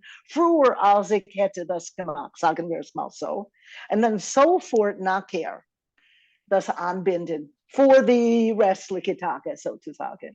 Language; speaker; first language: German; non-native, fluent; English